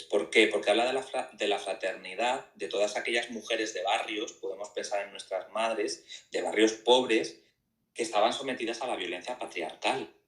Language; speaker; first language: Spanish; native; Spanish